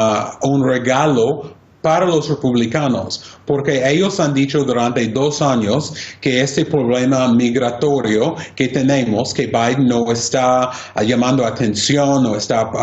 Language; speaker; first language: Spanish; non-native, fluent; English